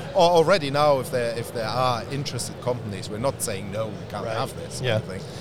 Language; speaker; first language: English; non-native, fluent; German